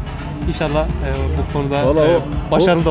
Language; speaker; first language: Turkish; native; Turkish